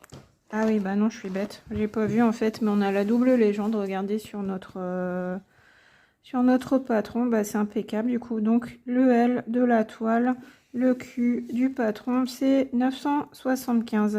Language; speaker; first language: French; native; French